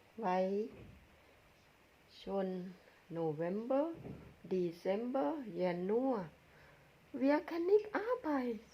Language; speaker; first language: German; non-native, learner; Thai